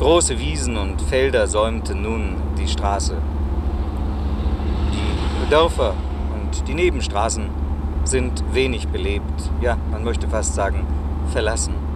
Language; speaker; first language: German; native; German